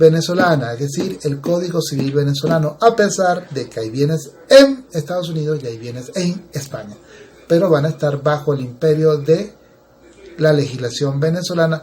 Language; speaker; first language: Spanish; native; Spanish